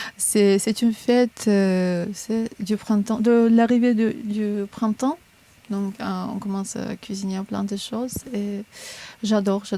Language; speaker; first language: French; non-native, fluent; Azerbaijani